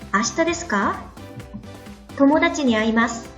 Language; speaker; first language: Japanese; non-native, fluent; Korean